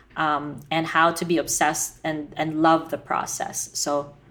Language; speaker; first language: English; non-native, local second language; Filipino